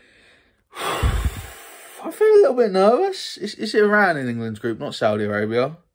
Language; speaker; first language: English; native; English